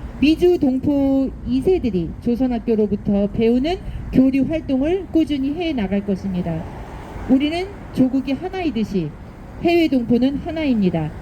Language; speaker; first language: Korean; native; Korean